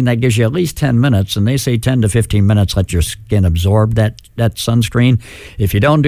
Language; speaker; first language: English; native; English